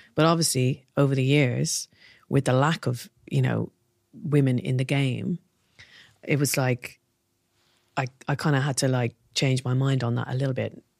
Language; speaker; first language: English; native; English